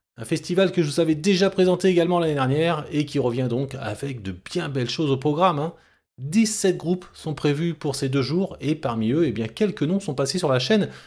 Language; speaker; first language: French; native; French